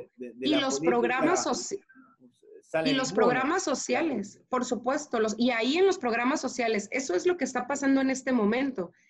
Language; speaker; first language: Spanish; native; Spanish